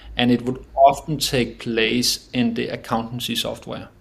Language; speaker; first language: English; non-native, fluent; Danish